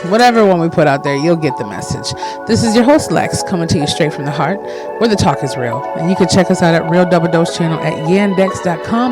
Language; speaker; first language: English; native; English